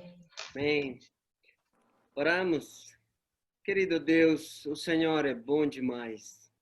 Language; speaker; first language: Portuguese; non-native, fluent; Spanish